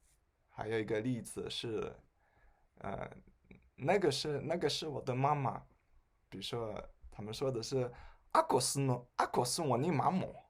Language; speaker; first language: Chinese; non-native, fluent; Spanish